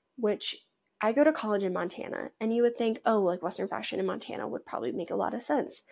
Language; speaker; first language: English; native; English